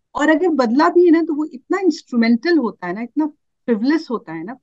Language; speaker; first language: Hindi; native; Hindi